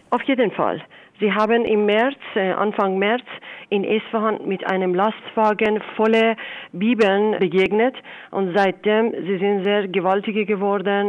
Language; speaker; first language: German; non-native, fluent; Persian